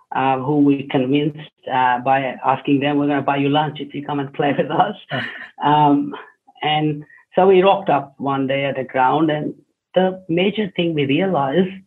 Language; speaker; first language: English; non-native, local second language; Hindi